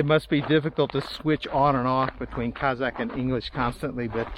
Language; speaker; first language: English; native; English